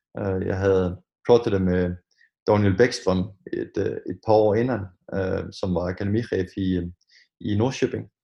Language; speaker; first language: Danish; native; Danish